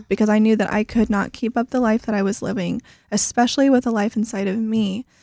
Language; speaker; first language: English; native; English